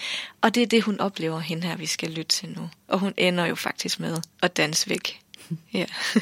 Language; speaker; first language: Danish; native; Danish